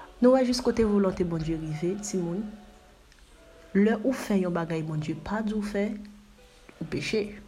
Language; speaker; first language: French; non-native, local second language; Haitian Creole